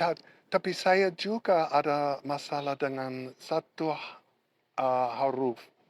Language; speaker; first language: Indonesian; non-native, learner; English